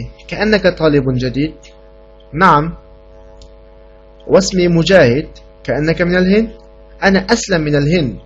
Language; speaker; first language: Arabic; non-native, fluent; Uyghur